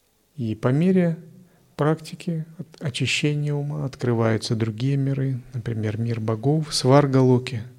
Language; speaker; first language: Russian; native; Russian